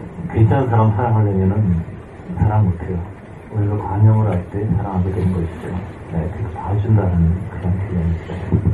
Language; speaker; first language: Korean; native; Korean